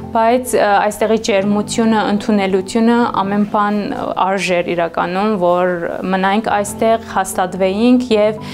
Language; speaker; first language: Armenian; early bilingual, heritage; Armenian